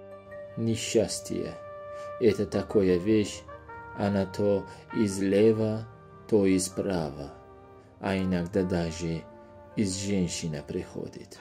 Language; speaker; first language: Russian; non-native, local second language; Uzbek